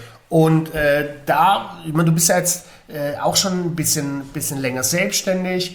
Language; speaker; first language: German; native; German